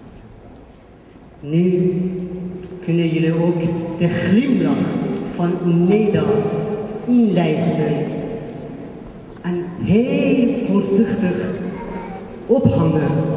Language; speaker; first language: Dutch; non-native, fluent; Persian